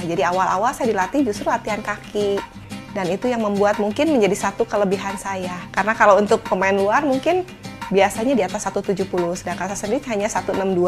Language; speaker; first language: Indonesian; native; Indonesian